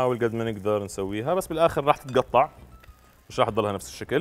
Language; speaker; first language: Arabic; native; Arabic